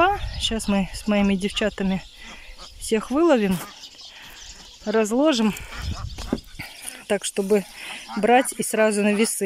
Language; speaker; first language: Russian; native; Russian